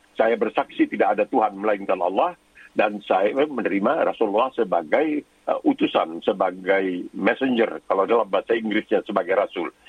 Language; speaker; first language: Indonesian; native; Indonesian